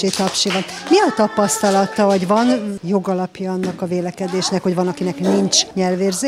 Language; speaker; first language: Hungarian; native; Hungarian